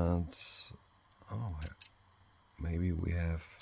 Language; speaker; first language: English; non-native, learner; German